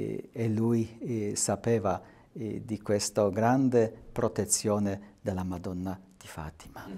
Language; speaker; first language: Italian; non-native, fluent; Polish